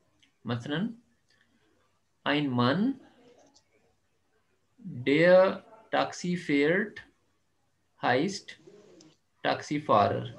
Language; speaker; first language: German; non-native, fluent; Urdu